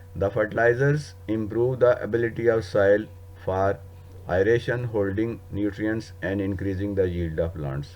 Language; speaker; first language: English; non-native, local second language; Urdu